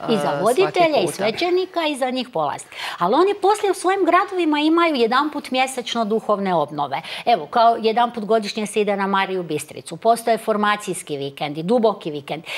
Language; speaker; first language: Croatian; native; Croatian